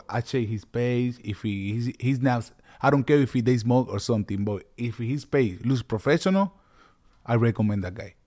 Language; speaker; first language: English; early bilingual, other home language; Spanish